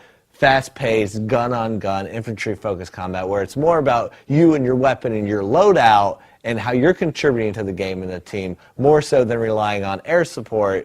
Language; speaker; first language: English; native; English